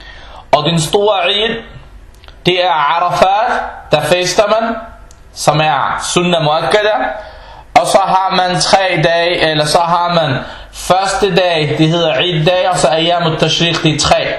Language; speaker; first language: Danish; non-native, fluent; Arabic